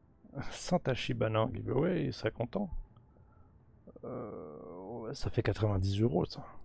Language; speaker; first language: French; native; French